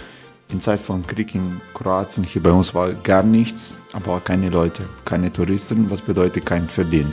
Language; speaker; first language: German; non-native, fluent; Croatian